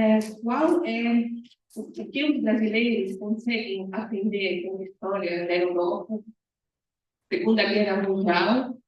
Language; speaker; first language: Portuguese; non-native, fluent; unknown